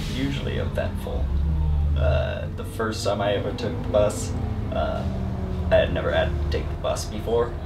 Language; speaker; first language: English; native; English